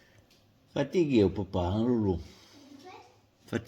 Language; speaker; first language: French; native; French